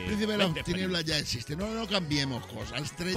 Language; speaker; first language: Spanish; native; Spanish